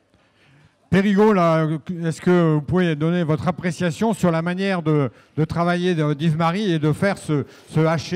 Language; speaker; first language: French; native; French